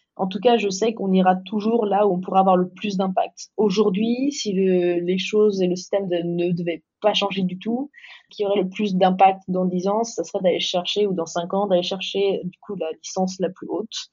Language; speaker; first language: French; native; French